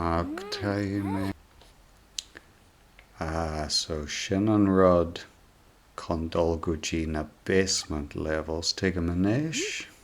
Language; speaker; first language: Irish; non-native, local second language; English